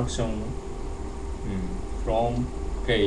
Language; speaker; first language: English; non-native, learner; Japanese